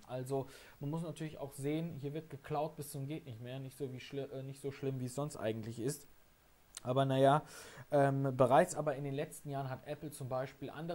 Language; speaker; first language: German; native; German